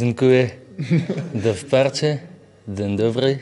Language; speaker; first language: Polish; non-native, learner; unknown